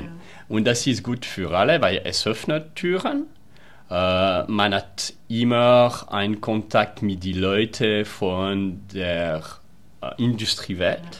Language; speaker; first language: German; non-native, local second language; French